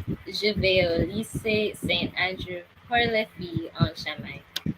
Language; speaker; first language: French; non-native, learner; English